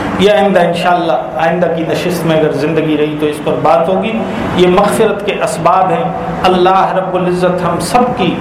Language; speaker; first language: Urdu; native; Urdu